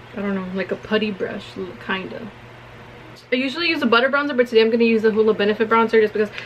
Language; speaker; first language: English; early bilingual, other home language; Spanish